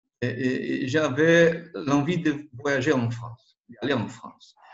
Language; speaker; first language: French; non-native, learner; Portuguese